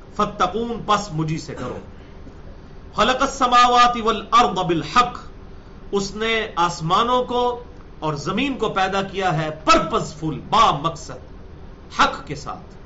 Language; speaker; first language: Urdu; native; Urdu